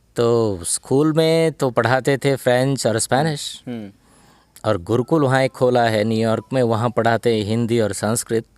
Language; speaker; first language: Hindi; native; Hindi